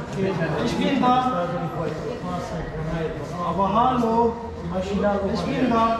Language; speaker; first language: German; non-native, learner; Arabic